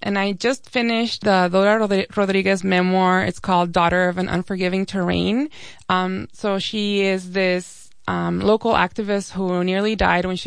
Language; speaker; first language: English; early bilingual, other home language; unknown